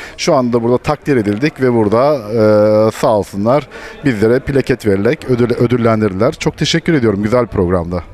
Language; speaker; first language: Turkish; native; Turkish